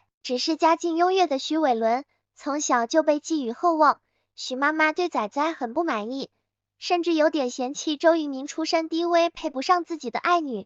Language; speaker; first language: Chinese; native; Chinese